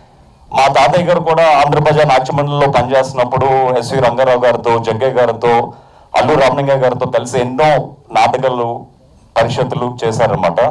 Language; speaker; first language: Telugu; native; Telugu